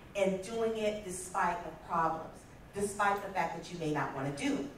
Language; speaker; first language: English; native; English